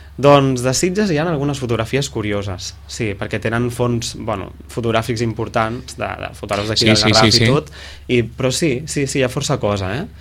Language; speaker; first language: Catalan; native; Catalan